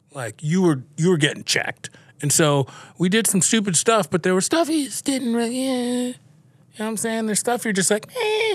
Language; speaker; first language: English; native; English